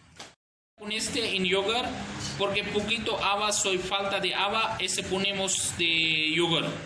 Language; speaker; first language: Spanish; non-native, learner; Urdu